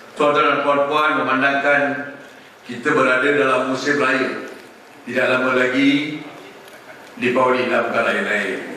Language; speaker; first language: Malay; non-native, local second language; Tamil